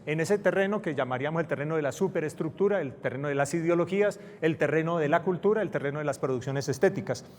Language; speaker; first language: Spanish; native; Spanish